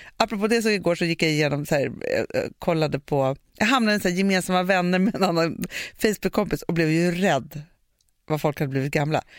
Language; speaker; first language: Swedish; native; Swedish